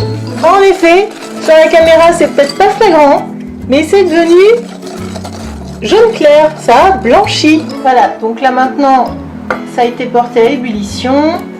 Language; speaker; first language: French; native; French